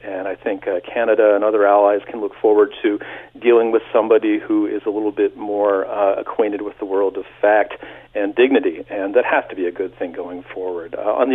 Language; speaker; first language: English; native; English